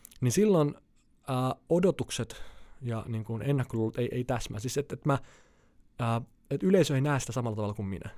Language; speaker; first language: Finnish; native; Finnish